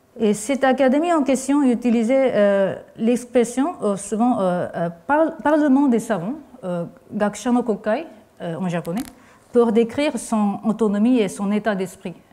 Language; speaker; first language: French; non-native, fluent; Japanese